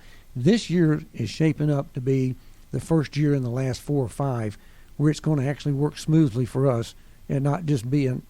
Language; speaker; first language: English; native; English